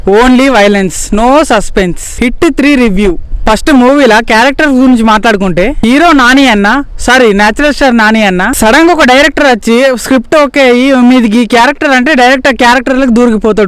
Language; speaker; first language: Telugu; native; Telugu